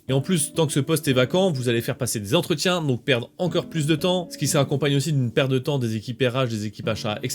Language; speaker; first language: French; native; French